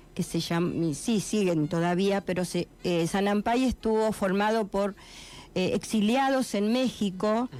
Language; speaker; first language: Spanish; native; Spanish